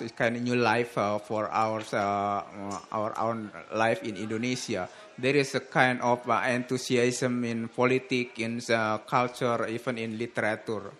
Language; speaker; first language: English; non-native, learner; Indonesian